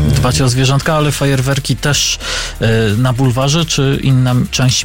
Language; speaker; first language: Polish; native; Polish